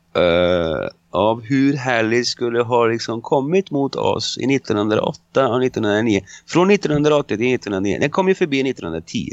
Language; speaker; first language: Swedish; non-native, fluent; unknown